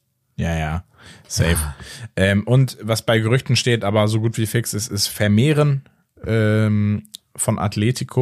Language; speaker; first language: German; native; German